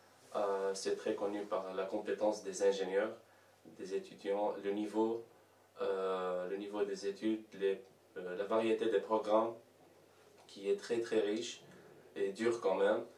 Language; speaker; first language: French; non-native, local second language; Arabic